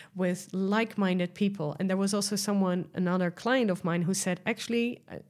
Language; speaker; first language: English; non-native, fluent; Dutch